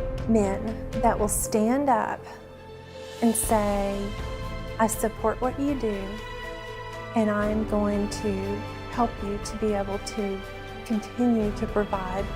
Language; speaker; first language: English; native; English